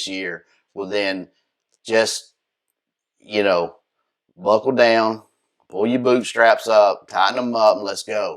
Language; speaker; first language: English; native; English